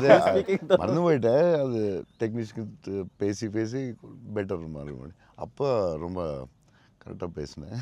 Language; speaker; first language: Tamil; non-native, local second language; Telugu